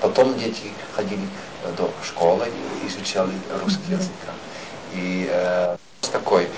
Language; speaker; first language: Russian; non-native, learner; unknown